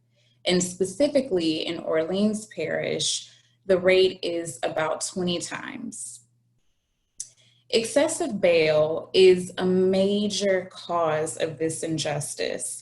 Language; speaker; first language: English; native; English